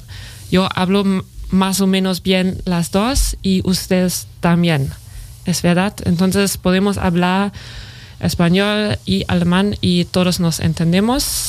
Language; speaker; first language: Spanish; non-native, fluent; German